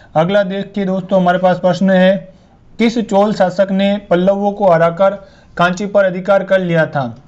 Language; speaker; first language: Hindi; native; Hindi